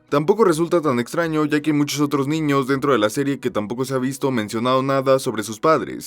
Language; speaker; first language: Spanish; native; Spanish